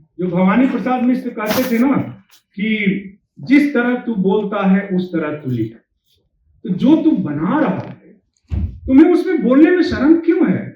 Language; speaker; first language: Hindi; native; Hindi